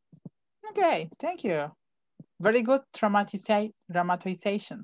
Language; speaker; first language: English; non-native, fluent; Spanish